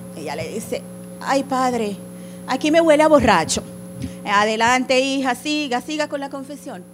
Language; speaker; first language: Spanish; early bilingual, heritage; Spanish